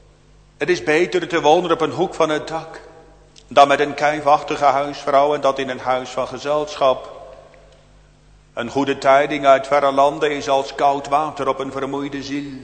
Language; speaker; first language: Dutch; native; Dutch